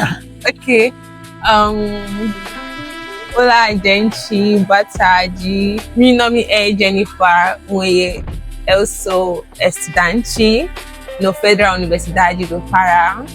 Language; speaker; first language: Portuguese; non-native, learner; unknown